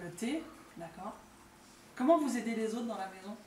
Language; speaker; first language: French; native; French